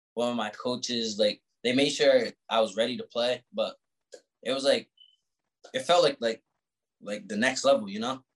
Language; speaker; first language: English; native; English